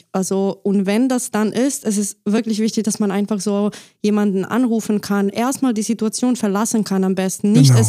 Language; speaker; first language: German; non-native, fluent; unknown